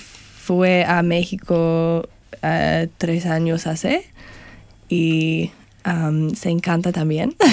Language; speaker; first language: Spanish; non-native, learner; English